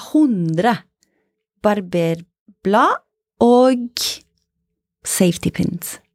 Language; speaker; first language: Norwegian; non-native, fluent; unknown